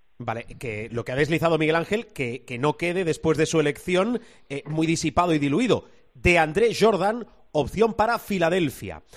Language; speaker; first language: Spanish; native; Spanish